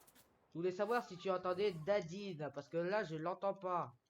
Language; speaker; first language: French; native; French